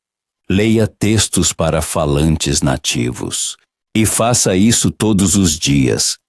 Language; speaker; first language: Portuguese; non-native, fluent; Polish